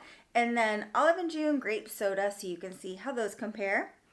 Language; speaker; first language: English; native; English